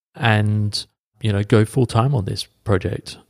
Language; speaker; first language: English; native; English